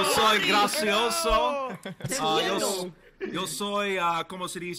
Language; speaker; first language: Spanish; non-native, learner; English